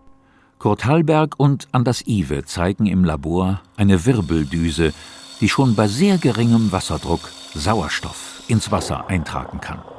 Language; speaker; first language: German; native; German